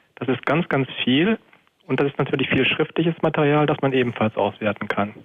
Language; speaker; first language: German; native; German